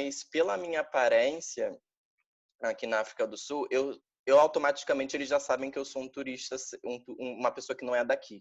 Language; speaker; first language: Portuguese; native; Portuguese